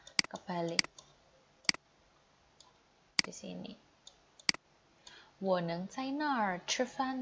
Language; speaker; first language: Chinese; non-native, fluent; Indonesian